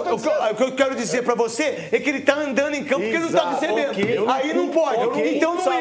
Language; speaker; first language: Portuguese; native; Portuguese